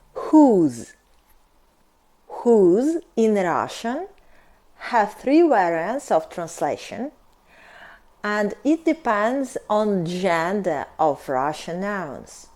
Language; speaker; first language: English; non-native, fluent; Russian